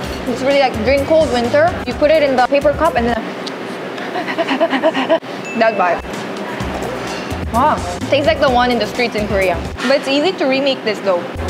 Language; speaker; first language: English; non-native, local second language; Korean